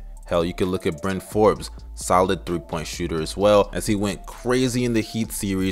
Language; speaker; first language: English; native; English